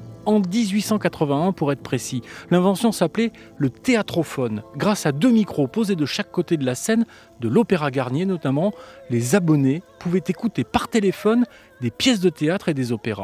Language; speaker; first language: French; native; French